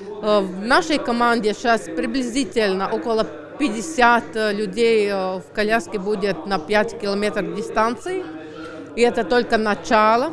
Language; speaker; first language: Russian; non-native, local second language; Latvian